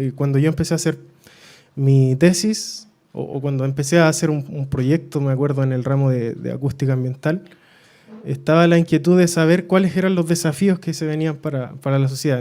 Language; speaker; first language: Spanish; native; Spanish